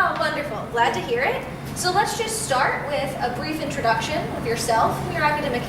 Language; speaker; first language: English; native; English